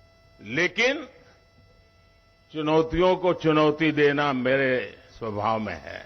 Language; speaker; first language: Hindi; non-native, local second language; Gujarati